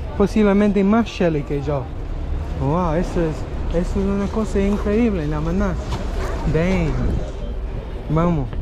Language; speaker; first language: Spanish; non-native, learner; English